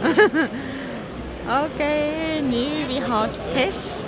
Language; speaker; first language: Swedish; non-native, learner; Thai